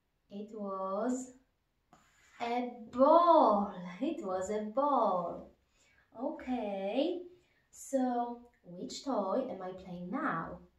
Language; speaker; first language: English; non-native, fluent; Polish